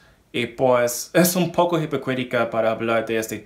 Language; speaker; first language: Spanish; non-native, learner; English